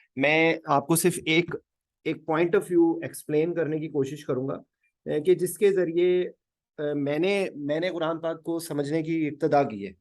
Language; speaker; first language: Urdu; native; Urdu